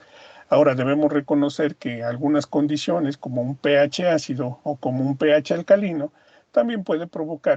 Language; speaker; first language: Spanish; native; Spanish